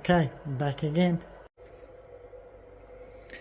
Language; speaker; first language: English; native; English